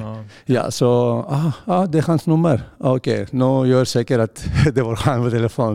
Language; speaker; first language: Swedish; non-native, fluent; Greek